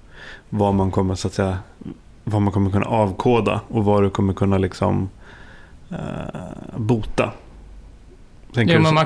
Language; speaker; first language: Swedish; native; Swedish